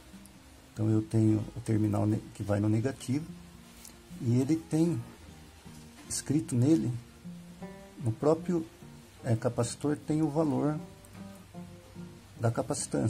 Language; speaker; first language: Portuguese; native; Portuguese